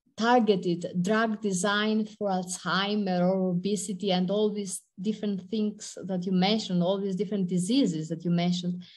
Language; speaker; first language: English; non-native, fluent; Greek